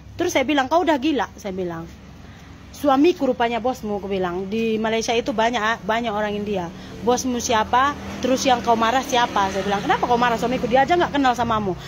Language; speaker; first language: Indonesian; native; Indonesian